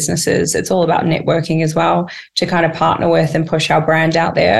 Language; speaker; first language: English; native; English